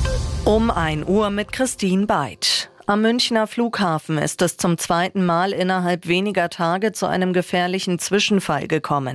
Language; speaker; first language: German; native; German